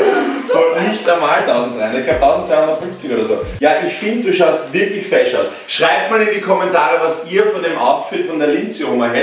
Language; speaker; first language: German; native; German